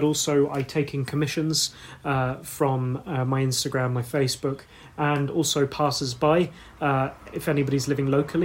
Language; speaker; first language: English; native; English